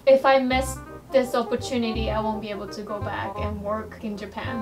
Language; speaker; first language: English; non-native, fluent; Japanese